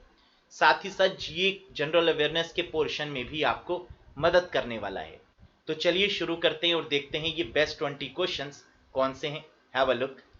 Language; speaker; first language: Hindi; native; Hindi